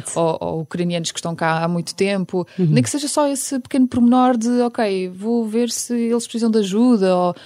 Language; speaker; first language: Portuguese; early bilingual, other home language; Ukrainian